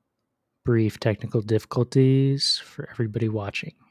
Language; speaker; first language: English; native; English